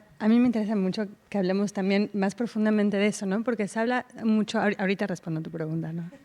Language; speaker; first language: Spanish; native; Spanish